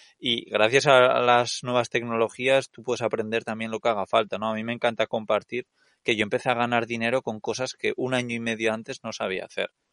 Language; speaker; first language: Spanish; native; Spanish